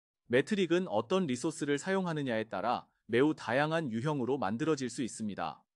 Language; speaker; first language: Korean; native; Korean